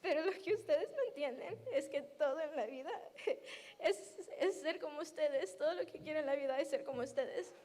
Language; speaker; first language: Spanish; early bilingual, heritage; Spanish